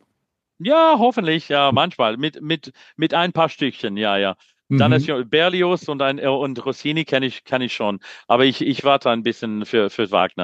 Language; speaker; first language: German; non-native, learner; English